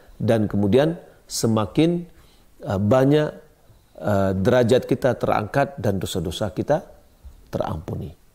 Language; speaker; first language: Malay; non-native, local second language; Minangkabau